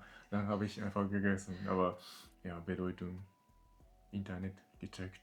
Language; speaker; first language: German; non-native, learner; Japanese